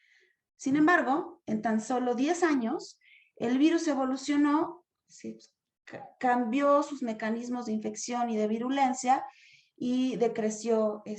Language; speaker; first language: Spanish; native; Spanish